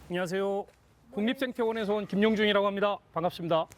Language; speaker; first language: Korean; native; Korean